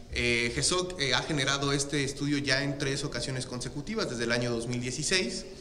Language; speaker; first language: Spanish; native; Spanish